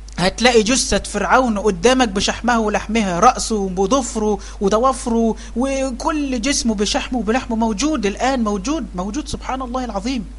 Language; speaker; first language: Arabic; native; Arabic